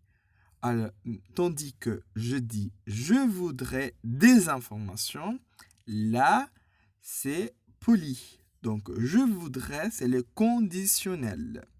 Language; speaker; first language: French; non-native, fluent; Spanish